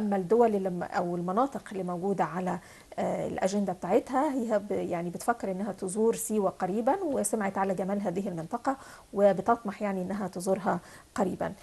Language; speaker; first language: Arabic; native; Arabic